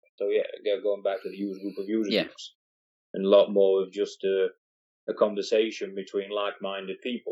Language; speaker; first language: English; native; English